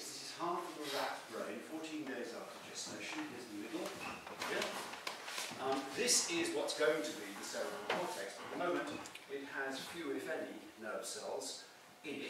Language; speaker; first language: English; native; English